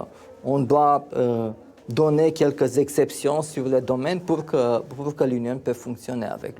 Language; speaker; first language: French; non-native, fluent; Romanian